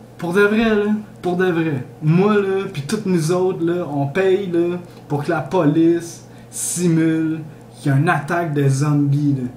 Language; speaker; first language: French; native; French